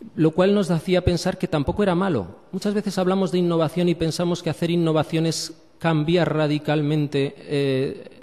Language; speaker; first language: Spanish; native; Spanish